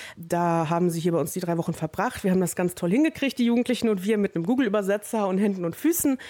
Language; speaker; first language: German; native; German